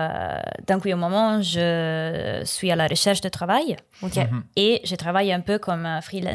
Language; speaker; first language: French; non-native, learner; Italian